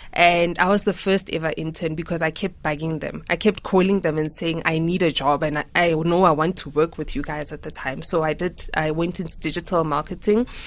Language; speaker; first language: English; non-native, local second language; Tswana